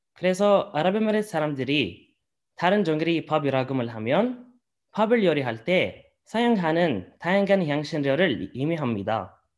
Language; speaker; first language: Korean; non-native, learner; Arabic